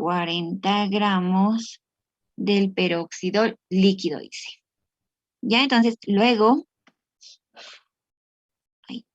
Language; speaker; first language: Spanish; native; Spanish